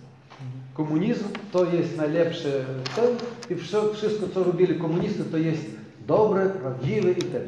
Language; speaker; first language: Polish; non-native, learner; Ukrainian